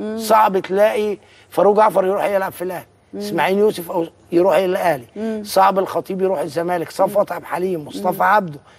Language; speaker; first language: Arabic; native; Arabic